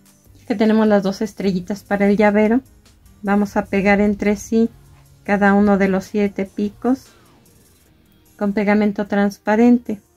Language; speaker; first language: Spanish; native; Spanish